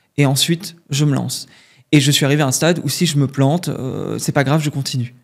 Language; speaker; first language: French; native; French